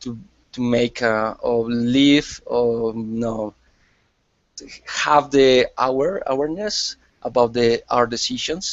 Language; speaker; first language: English; non-native, learner; Spanish